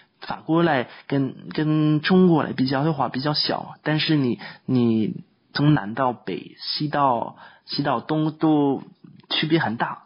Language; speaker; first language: Chinese; non-native, fluent; French